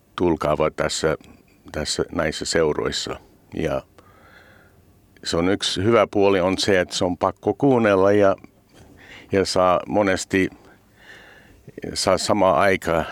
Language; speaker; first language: Finnish; non-native, fluent; English